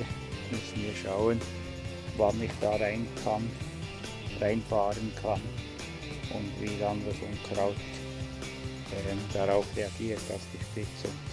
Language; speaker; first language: German; native; German